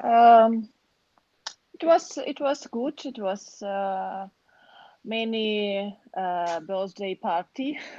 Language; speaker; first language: English; non-native, learner; Russian